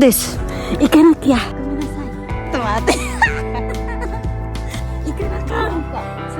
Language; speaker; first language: Japanese; non-native, learner; Filipino